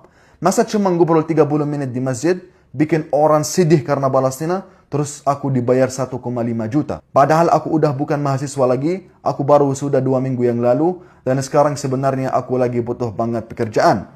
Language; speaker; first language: Indonesian; non-native, fluent; Arabic